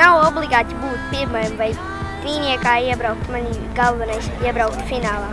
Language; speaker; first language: Latvian; non-native, local second language; Russian